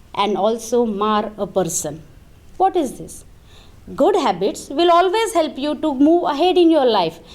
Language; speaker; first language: English; non-native, local second language; Marathi